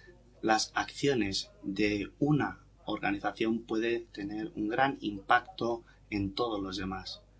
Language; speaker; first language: Spanish; non-native, fluent; English